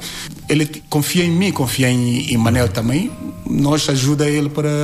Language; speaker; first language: Portuguese; non-native, learner; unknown